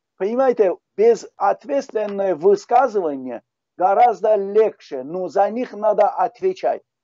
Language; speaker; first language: Russian; non-native, local second language; Talysh